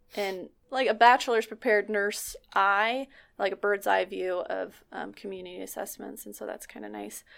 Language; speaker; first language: English; native; English